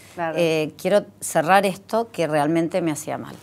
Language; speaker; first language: Spanish; native; Spanish